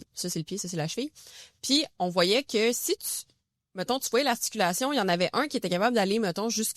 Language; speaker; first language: French; native; French